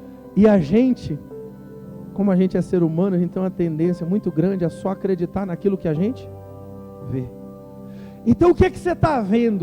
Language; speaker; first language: Portuguese; native; Portuguese